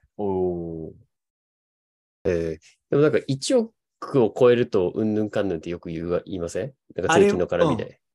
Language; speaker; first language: Japanese; native; Japanese